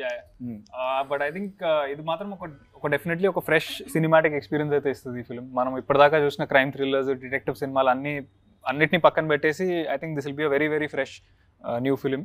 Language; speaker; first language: Telugu; native; Telugu